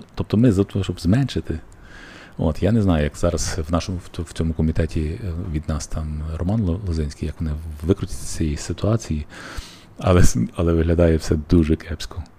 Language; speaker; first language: Ukrainian; native; Ukrainian